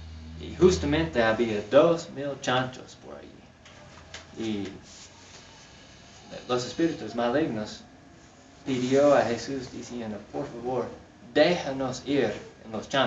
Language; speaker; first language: Spanish; non-native, fluent; English